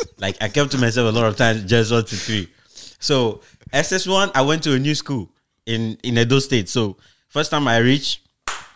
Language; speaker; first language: English; non-native, local second language; Igbo